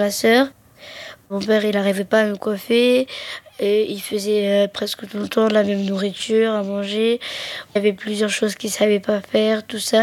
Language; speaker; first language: French; early bilingual, other home language; Arabic